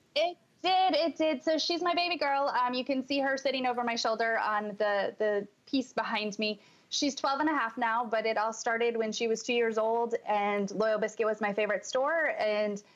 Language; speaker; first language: English; native; English